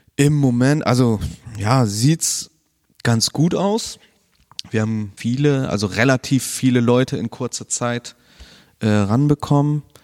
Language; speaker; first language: German; native; German